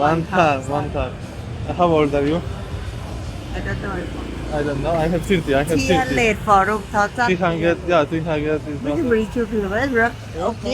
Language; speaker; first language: English; non-native, learner; Polish